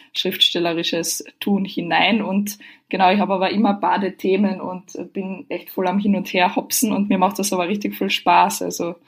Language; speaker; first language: German; native; German